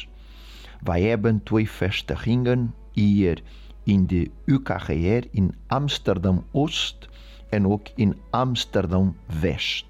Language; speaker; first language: Dutch; non-native, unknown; Portuguese